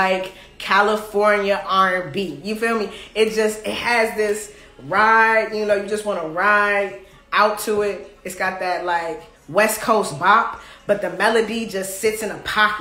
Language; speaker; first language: English; native; English